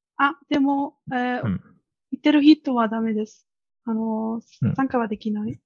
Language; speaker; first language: Japanese; non-native, fluent; German